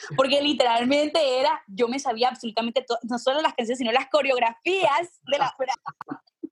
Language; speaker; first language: Spanish; native; Spanish